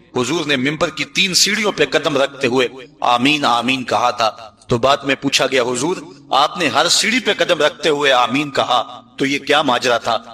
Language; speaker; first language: Urdu; non-native, local second language; Punjabi